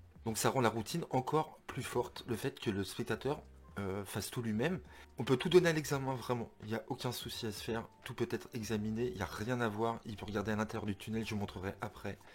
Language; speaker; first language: French; native; French